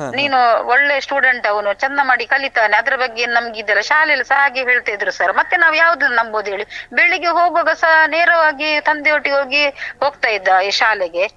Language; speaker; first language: Kannada; native; Kannada